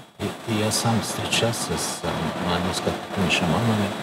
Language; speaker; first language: Russian; non-native, fluent; Mongolian